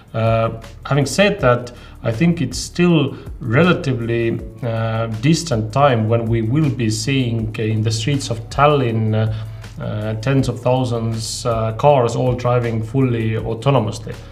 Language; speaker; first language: English; non-native, fluent; Estonian